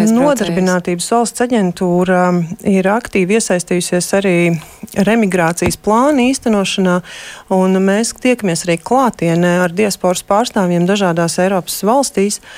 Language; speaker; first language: Latvian; native; Latvian